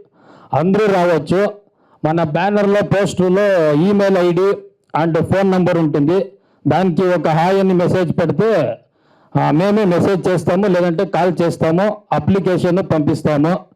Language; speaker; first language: Telugu; non-native, learner; Kannada